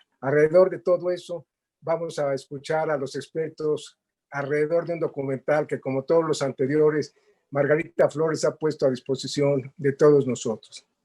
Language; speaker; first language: Spanish; native; Spanish